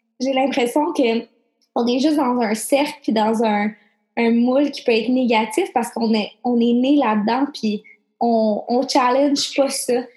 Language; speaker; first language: French; native; French